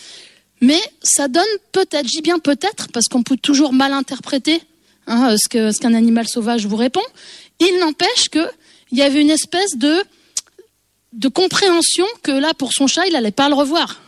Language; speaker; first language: French; native; French